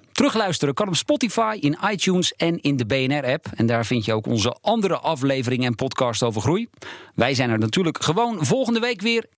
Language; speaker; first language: Dutch; native; Dutch